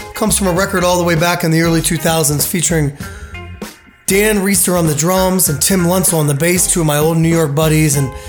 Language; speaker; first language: English; native; English